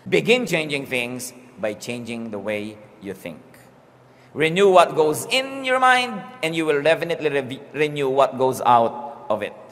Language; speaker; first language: English; non-native, local second language; Filipino